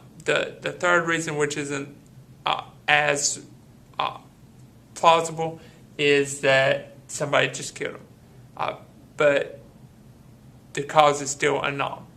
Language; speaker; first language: English; native; English